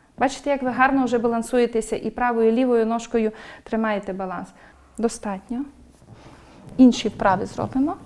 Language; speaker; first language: Ukrainian; non-native, local second language; Hungarian